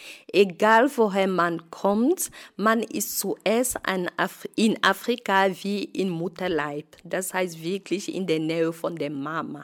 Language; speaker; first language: German; non-native, fluent; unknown